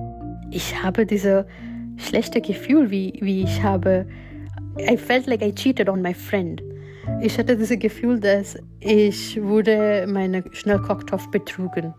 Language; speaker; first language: German; non-native, fluent; Gujarati